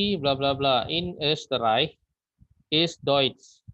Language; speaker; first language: German; non-native, fluent; Indonesian